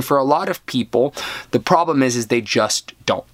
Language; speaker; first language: English; native; English